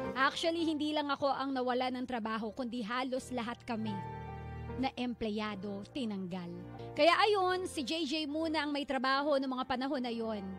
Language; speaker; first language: Filipino; native; Filipino